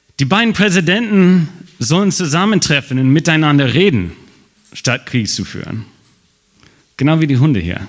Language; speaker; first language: German; non-native, fluent; English